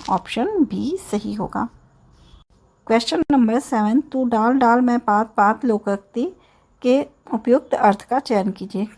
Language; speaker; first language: Hindi; native; Hindi